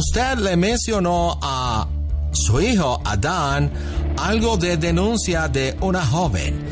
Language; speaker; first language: Spanish; non-native, fluent; English